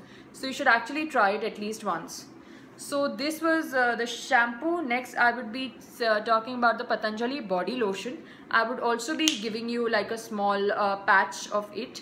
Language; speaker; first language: English; non-native, local second language; Hindi